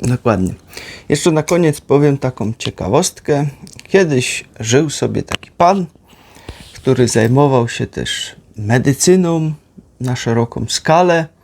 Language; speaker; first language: Polish; native; Polish